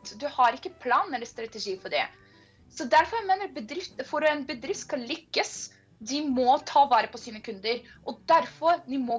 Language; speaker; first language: Norwegian; non-native, fluent; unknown